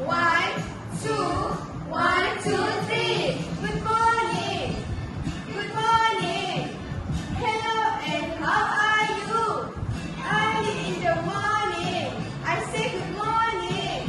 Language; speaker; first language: English; non-native, learner; Malay